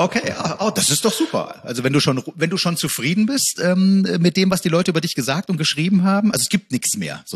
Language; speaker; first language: German; native; German